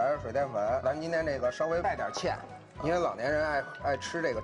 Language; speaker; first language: Chinese; native; Chinese